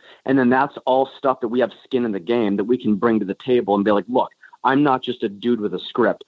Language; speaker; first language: English; native; English